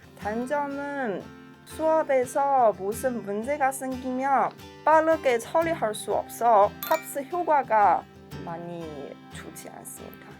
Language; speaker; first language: Korean; non-native, learner; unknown